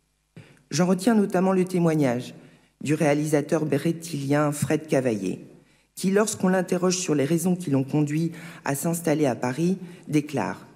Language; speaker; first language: French; native; French